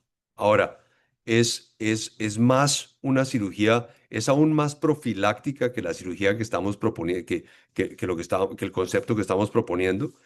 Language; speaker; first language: Spanish; native; Spanish